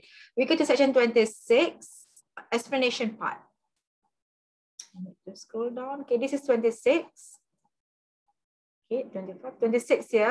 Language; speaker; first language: English; non-native, local second language; Malay